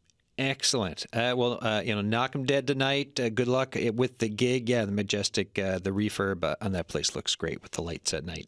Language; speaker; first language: English; native; English